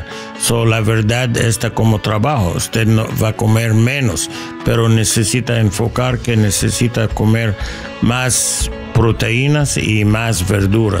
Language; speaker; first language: Spanish; non-native, learner; English